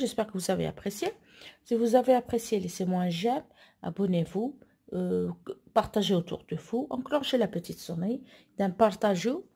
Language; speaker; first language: French; non-native, local second language; Arabic